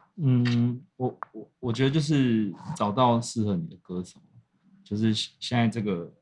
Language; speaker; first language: Chinese; native; Chinese